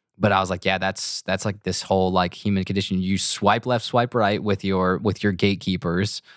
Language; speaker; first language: English; native; English